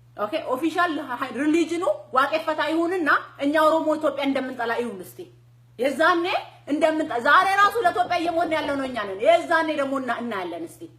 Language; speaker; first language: Amharic; non-native, local second language; Oromo